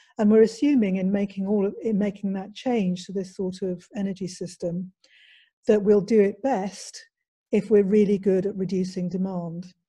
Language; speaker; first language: English; native; English